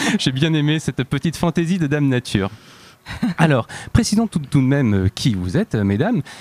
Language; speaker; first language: French; native; French